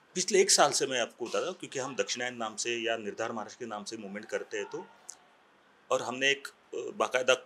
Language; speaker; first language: Hindi; non-native, local second language; Marathi